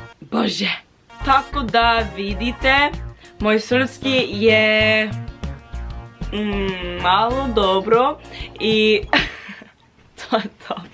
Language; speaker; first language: Serbian; non-native, learner; English